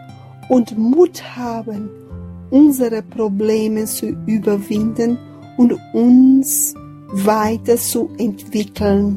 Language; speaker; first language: German; non-native, fluent; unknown